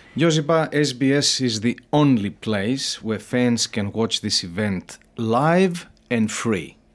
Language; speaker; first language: English; native; English